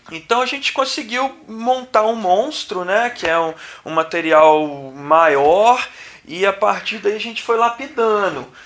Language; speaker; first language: Portuguese; native; Portuguese